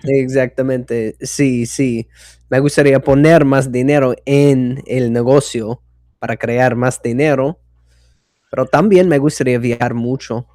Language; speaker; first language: Spanish; non-native, fluent; English